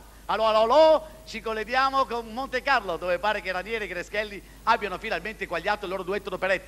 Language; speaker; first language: Italian; native; Italian